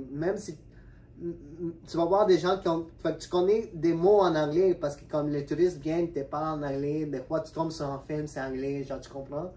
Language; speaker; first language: French; non-native, fluent; Spanish